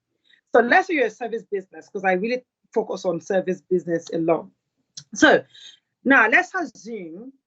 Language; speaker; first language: English; non-native, local second language; Yoruba